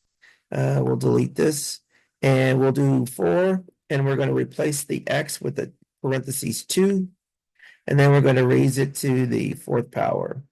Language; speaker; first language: English; native; English